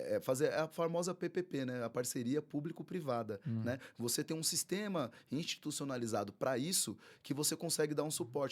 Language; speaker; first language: Portuguese; native; Portuguese